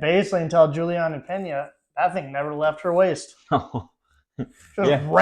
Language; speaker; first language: English; native; English